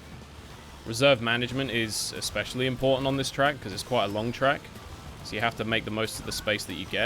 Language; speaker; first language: English; native; English